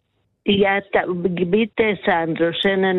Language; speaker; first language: German; non-native, fluent; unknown